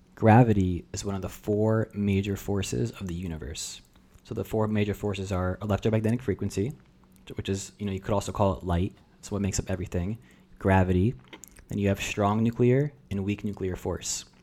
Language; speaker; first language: English; early bilingual, other home language; Russian